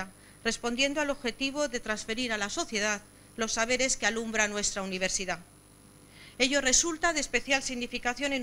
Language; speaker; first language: Spanish; native; Spanish